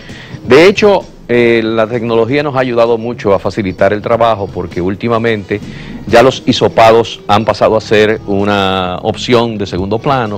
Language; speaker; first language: Spanish; native; Spanish